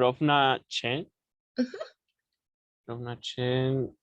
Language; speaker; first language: Polish; non-native, learner; Spanish